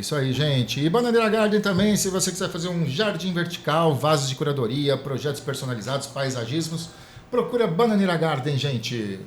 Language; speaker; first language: Portuguese; native; Portuguese